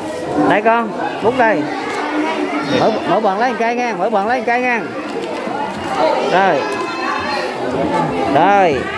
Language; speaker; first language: Vietnamese; native; Vietnamese